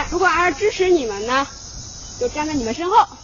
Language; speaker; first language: Chinese; native; Chinese